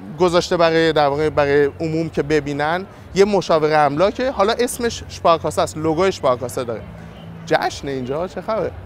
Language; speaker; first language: Persian; native; Persian